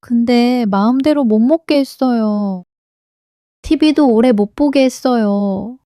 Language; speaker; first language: Korean; early bilingual, heritage; English